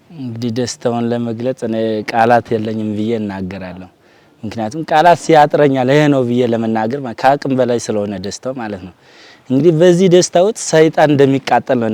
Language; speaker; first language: Amharic; non-native, local second language; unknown